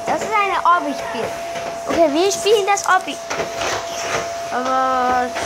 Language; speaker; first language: German; non-native, learner; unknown